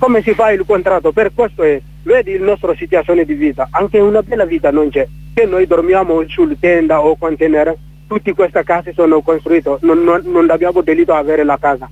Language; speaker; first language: Italian; non-native, learner; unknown